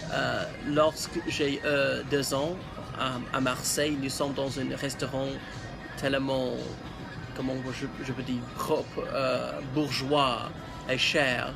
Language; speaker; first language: French; non-native, learner; English